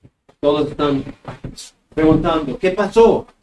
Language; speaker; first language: Spanish; non-native, fluent; English